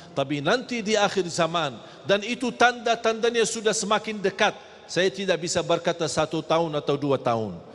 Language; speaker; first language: Malay; non-native, fluent; Arabic